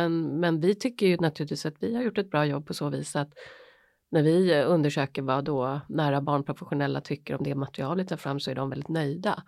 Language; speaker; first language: Swedish; native; Swedish